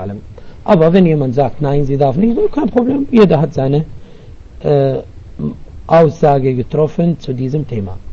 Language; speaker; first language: German; non-native, fluent; Arabic